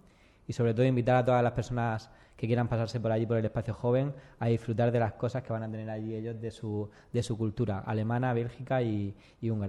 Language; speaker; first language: Spanish; native; Spanish